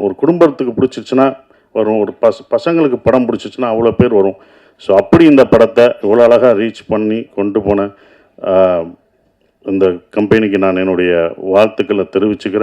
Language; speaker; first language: Tamil; native; Tamil